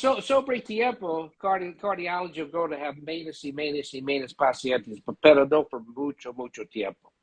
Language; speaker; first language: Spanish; non-native, learner; English